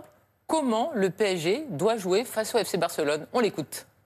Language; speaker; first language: French; native; French